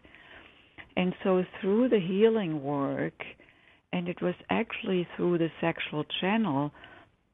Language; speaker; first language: English; non-native, fluent; German